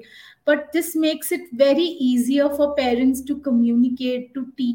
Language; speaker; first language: English; non-native, local second language; Hindi